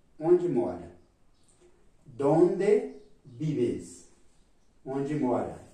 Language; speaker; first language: Spanish; non-native, fluent; Portuguese